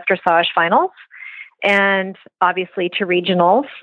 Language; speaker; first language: English; native; English